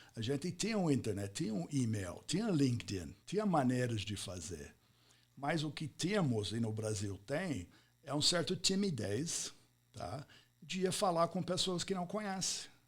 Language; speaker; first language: Portuguese; non-native, fluent; English